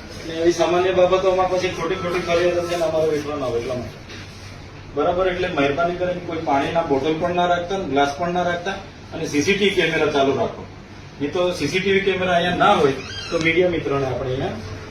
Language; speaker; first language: Gujarati; non-native, local second language; Vasavi